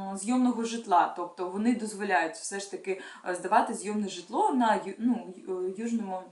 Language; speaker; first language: Ukrainian; non-native, local second language; Russian